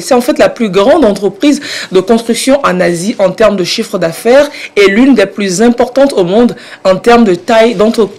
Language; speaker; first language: French; native; French